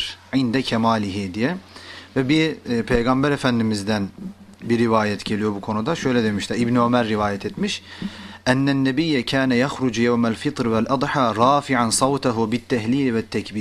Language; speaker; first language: Turkish; native; Turkish